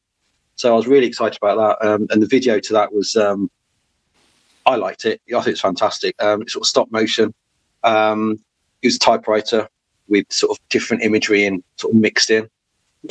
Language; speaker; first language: English; native; English